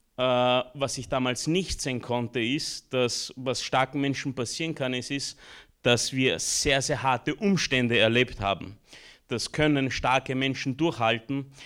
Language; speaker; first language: German; early bilingual, other home language; Romanian